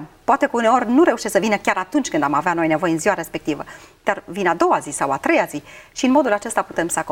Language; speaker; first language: Romanian; native; Romanian